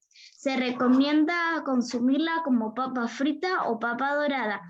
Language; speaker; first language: Spanish; native; Spanish